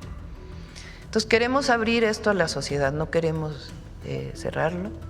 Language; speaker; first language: Spanish; native; Spanish